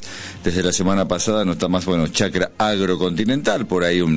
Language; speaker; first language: Spanish; native; Spanish